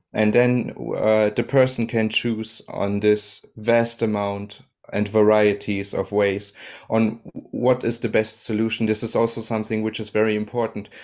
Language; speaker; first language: English; non-native, fluent; German